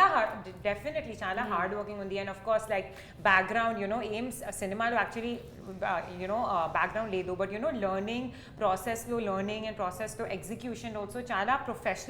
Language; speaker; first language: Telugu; non-native, learner; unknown